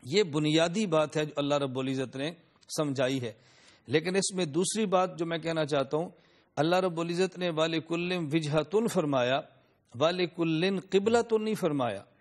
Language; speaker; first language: Urdu; non-native, local second language; Punjabi